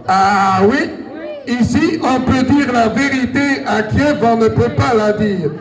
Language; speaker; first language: French; non-native, local second language; Luxembourgish